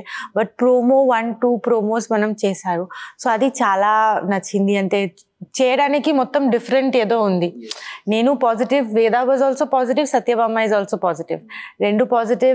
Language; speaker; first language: Telugu; non-native, learner; Bangla